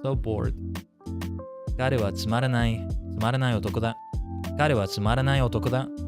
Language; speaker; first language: Japanese; non-native, learner; English